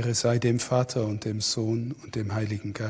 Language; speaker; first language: German; native; German